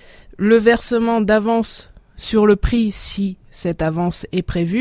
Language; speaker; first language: French; native; French